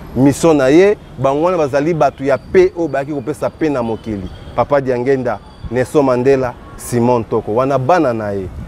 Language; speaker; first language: Lingala; non-native, local second language; Kongo